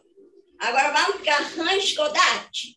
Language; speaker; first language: Portuguese; non-native, fluent; Japanese